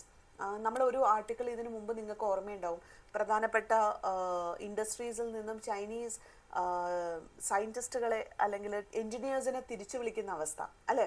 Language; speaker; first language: Malayalam; native; Malayalam